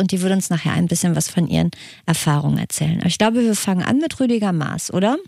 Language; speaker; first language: German; native; German